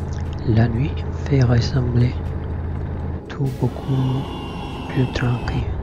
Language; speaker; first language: French; non-native, learner; Italian